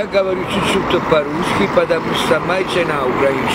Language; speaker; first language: Russian; non-native, learner; Italian